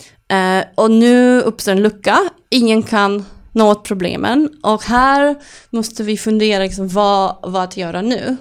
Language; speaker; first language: Swedish; non-native, fluent; Polish